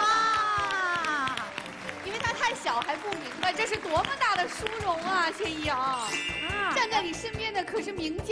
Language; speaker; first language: Chinese; native; Chinese